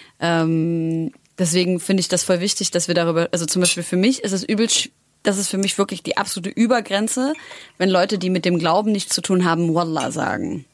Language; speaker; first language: German; early bilingual, other home language; Arabic